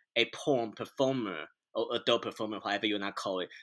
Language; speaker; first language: English; non-native, fluent; Chinese